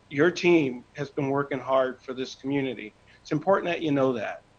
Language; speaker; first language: English; native; English